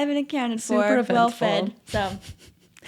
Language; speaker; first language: English; native; English